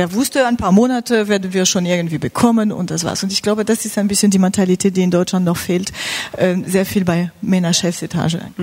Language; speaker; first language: German; non-native, fluent; French